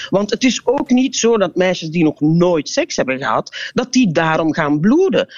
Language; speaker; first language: Dutch; native; Dutch